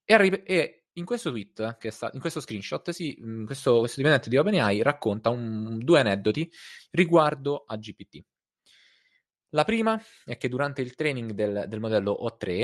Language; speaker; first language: Italian; native; Italian